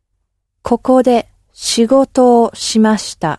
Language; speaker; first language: Japanese; non-native, learner; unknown